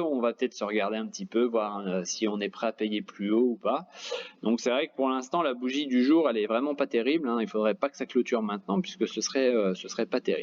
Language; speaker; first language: French; native; French